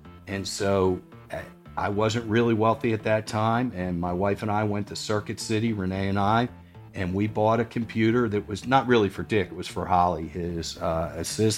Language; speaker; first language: English; native; English